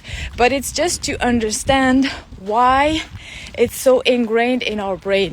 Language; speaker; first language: English; non-native, fluent; French